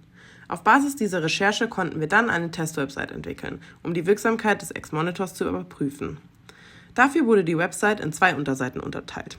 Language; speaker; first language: German; native; German